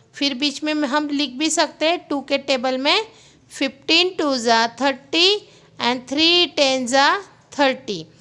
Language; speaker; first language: Hindi; non-native, local second language; Marathi